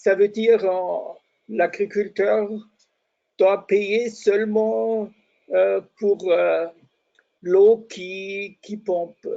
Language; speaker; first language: French; non-native, fluent; German